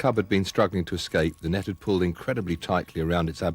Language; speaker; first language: English; native; English